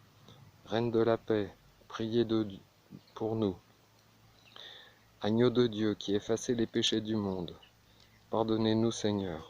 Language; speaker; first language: French; native; French